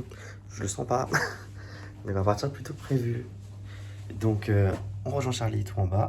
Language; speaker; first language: French; native; French